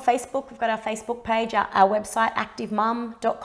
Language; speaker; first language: English; native; English